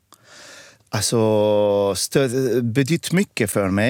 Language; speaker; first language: Swedish; non-native, fluent; Arabic